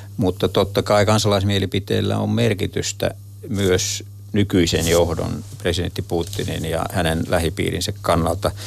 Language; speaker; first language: Finnish; native; Finnish